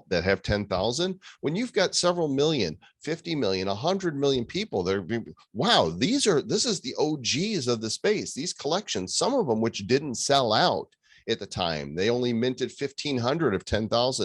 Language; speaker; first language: English; native; English